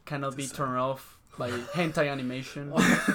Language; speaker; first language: English; non-native, fluent; Spanish